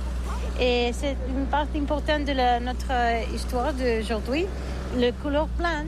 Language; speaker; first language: French; non-native, learner; Catalan